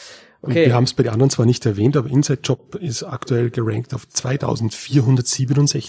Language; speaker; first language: German; native; German